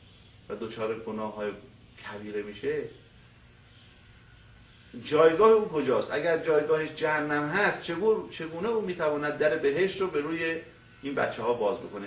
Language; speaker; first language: Persian; native; Persian